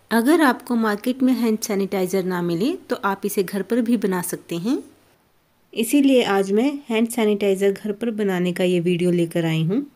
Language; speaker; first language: Hindi; native; Hindi